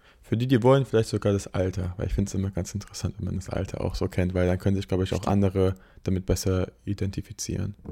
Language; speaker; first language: German; native; German